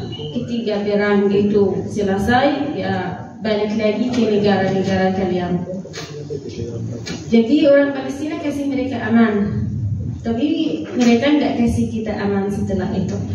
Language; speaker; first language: Indonesian; non-native, fluent; Arabic